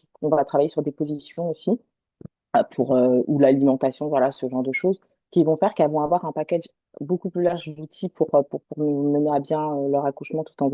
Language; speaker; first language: French; native; French